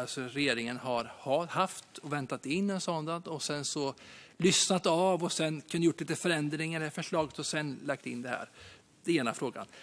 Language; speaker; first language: Swedish; native; Swedish